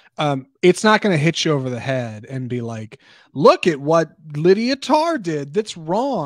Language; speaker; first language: English; native; English